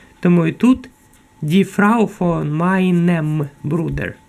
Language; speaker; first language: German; non-native, fluent; Ukrainian